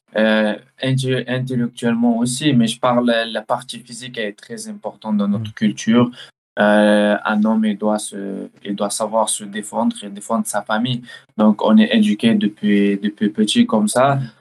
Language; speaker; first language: French; early bilingual, heritage; Russian